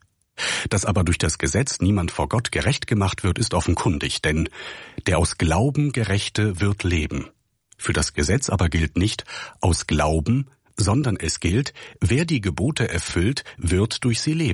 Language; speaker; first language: German; native; German